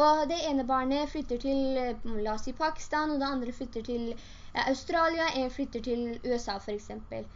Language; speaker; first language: Norwegian; early bilingual, other home language; Urdu